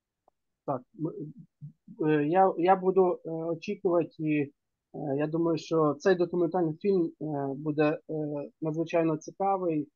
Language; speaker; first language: Ukrainian; native; Ukrainian